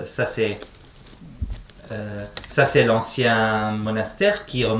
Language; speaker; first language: French; non-native, fluent; Arabic